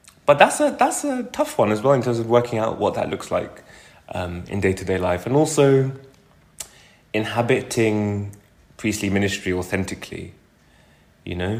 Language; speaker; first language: English; native; English